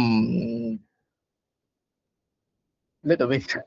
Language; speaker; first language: English; non-native, learner; Vietnamese